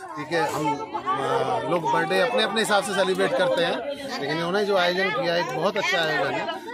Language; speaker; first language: Hindi; native; Hindi